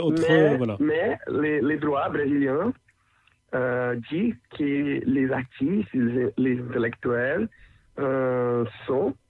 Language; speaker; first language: French; non-native, learner; Portuguese